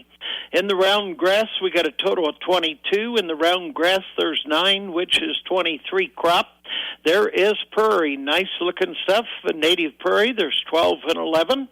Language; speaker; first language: English; native; English